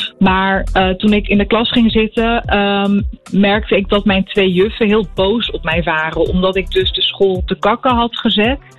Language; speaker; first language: Dutch; early bilingual, other home language; Arabic